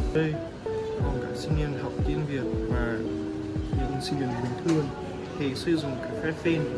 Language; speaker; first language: Vietnamese; non-native, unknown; Russian